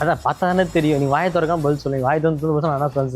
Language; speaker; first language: Tamil; native; Tamil